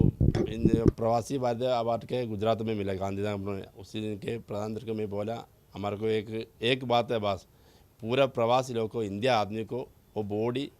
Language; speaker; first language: Hindi; non-native, local second language; Malayalam